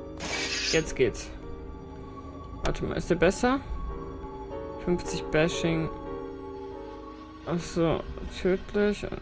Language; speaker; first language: German; native; German